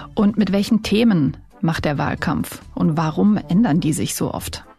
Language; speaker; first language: German; native; German